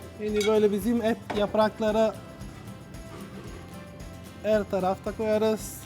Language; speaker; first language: Turkish; non-native, learner; Italian